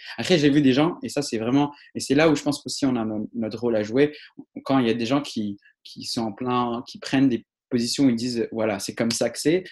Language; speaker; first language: French; non-native, local second language; Arabic